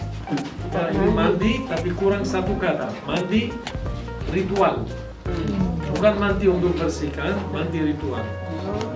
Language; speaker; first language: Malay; non-native, fluent; Hebrew